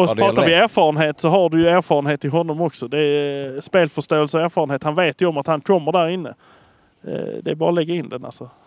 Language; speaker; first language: Swedish; native; Swedish